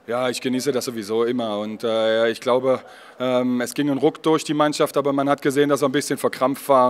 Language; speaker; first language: German; native; German